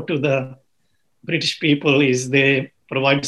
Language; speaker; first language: English; non-native, local second language; Punjabi